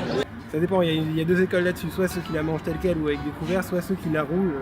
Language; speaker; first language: French; native; French